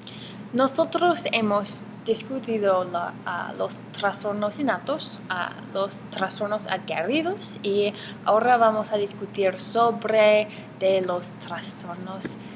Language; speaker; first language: Spanish; non-native, learner; English